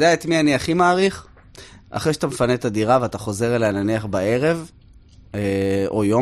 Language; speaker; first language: Hebrew; native; Hebrew